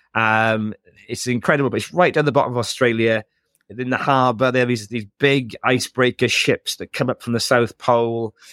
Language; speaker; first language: English; native; English